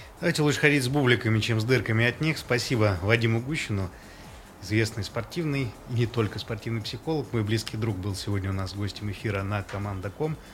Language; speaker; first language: Russian; native; Russian